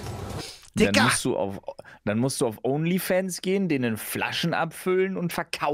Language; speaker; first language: German; native; German